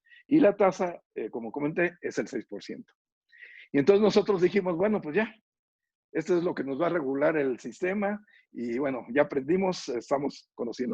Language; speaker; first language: Spanish; native; Spanish